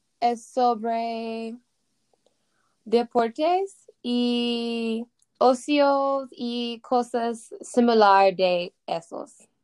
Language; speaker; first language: Spanish; non-native, learner; English